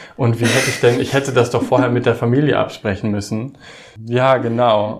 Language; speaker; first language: German; native; German